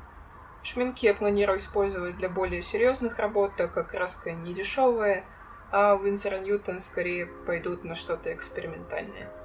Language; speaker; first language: Russian; native; Russian